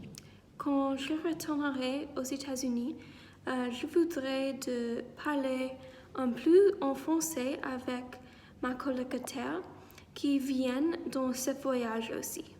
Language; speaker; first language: French; non-native, learner; English